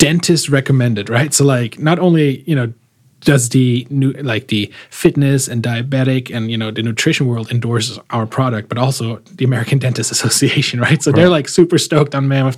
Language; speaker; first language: English; non-native, fluent; German